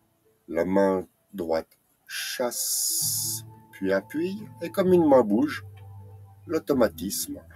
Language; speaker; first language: French; native; French